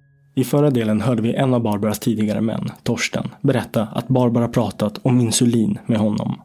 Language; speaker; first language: Swedish; native; Swedish